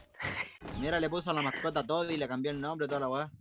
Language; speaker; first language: Spanish; native; Spanish